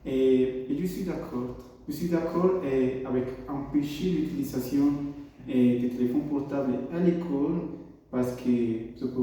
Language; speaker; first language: French; non-native, learner; Spanish